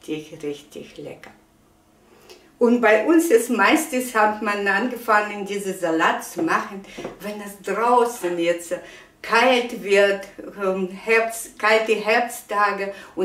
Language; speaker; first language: German; non-native, fluent; Russian